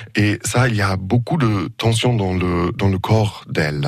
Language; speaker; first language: French; non-native, fluent; German